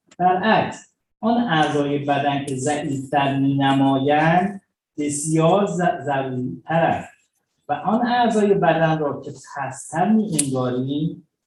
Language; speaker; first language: Persian; native; Persian